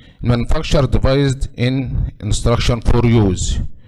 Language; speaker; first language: English; non-native, fluent; Arabic